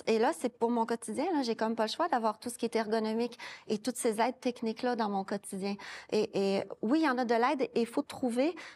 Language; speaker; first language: French; native; French